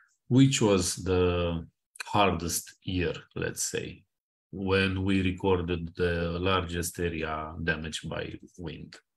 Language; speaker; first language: English; non-native, fluent; Romanian